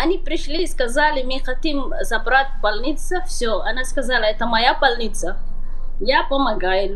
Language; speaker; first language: Russian; non-native, learner; Somali